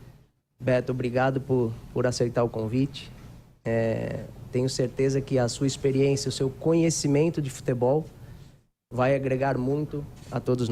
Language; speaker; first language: Portuguese; native; Portuguese